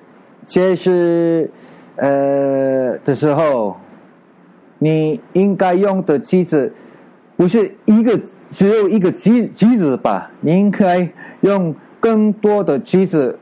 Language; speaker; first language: Chinese; non-native, learner; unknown